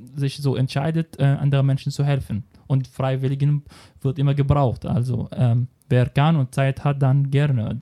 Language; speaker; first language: German; non-native, fluent; Arabic